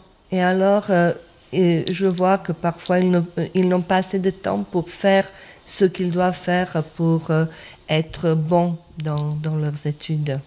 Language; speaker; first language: French; non-native, fluent; Croatian